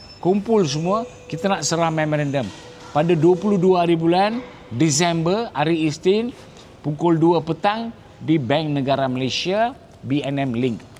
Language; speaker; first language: Malay; non-native, local second language; Tamil